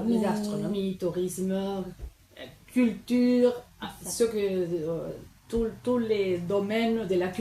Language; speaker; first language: French; non-native, fluent; Spanish